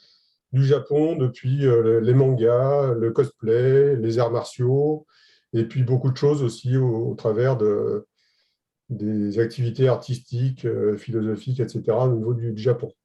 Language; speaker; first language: French; native; French